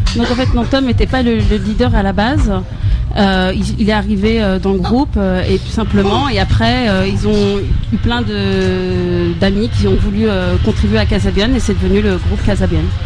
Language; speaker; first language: French; native; French